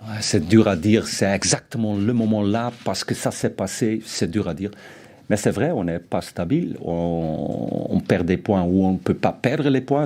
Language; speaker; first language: French; non-native, fluent; Dutch